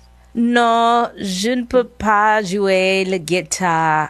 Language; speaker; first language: French; non-native, learner; English